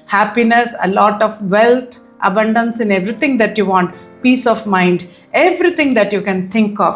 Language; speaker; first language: English; non-native, local second language; Tamil